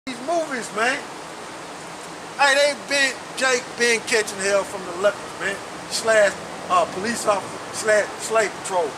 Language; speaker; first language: English; native; English